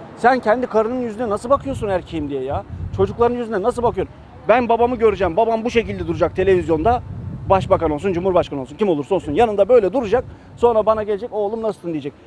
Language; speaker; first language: Turkish; early bilingual, heritage; Turkish